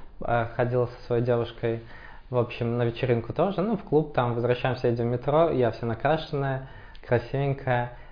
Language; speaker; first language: Russian; native; Russian